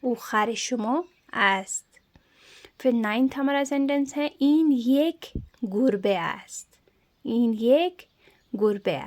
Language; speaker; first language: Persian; non-native, learner; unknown